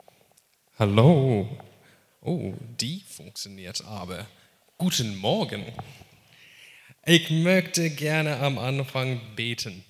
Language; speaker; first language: German; non-native, fluent; English